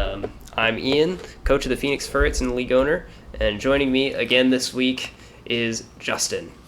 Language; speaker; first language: English; native; English